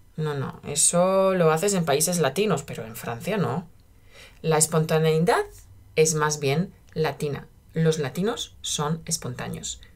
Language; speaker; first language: Spanish; native; Spanish